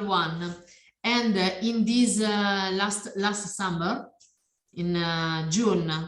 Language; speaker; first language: English; non-native, learner; Italian